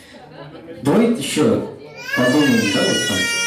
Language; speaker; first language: Russian; non-native, local second language; Kyrgyz